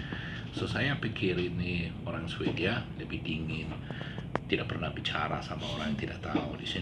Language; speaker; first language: Indonesian; non-native, learner; Swedish